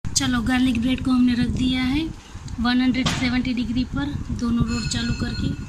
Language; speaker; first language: Hindi; non-native, local second language; Gujarati